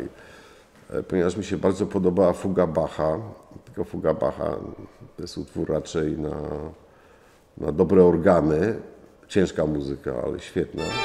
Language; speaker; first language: Polish; native; Polish